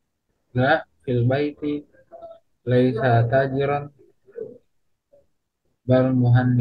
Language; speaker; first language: Arabic; non-native, learner; Indonesian